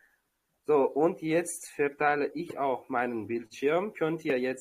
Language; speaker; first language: German; non-native, fluent; Uzbek